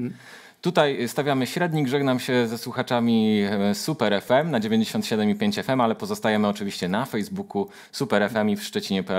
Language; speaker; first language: Polish; native; Polish